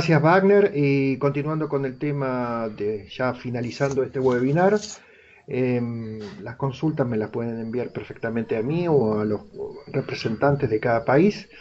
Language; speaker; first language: Spanish; native; Spanish